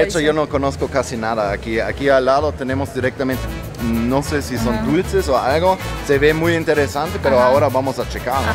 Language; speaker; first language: Spanish; non-native, fluent; German